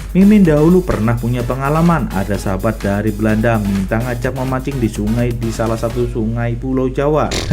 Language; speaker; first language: Indonesian; native; Indonesian